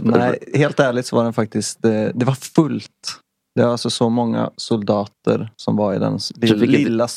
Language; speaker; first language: Swedish; native; Swedish